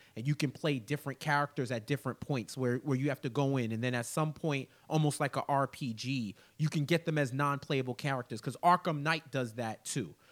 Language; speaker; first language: English; early bilingual, other home language; Haitian Creole